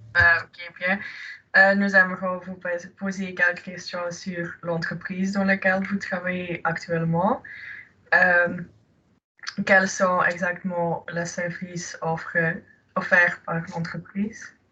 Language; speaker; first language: French; non-native, local second language; Dutch